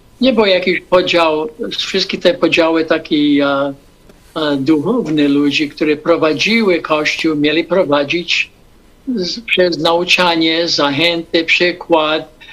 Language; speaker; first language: Polish; early bilingual, heritage; English